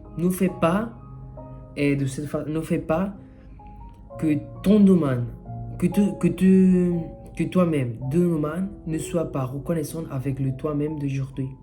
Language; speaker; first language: French; non-native, fluent; Spanish